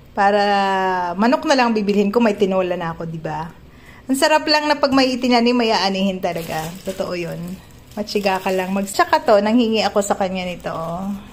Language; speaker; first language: Filipino; non-native, local second language; Cebuano